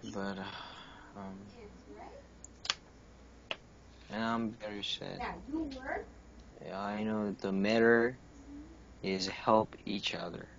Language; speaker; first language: English; non-native, learner; Korean